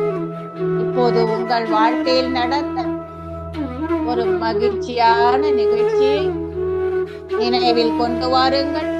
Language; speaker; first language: Tamil; native; Tamil